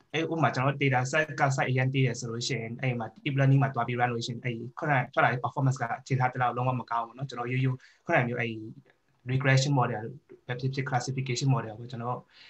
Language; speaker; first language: Burmese; non-native, local second language; Shan